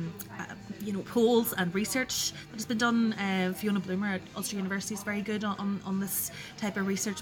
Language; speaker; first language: English; native; English